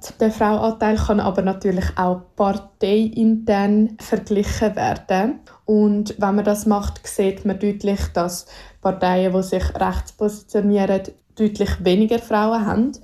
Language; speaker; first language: German; native; German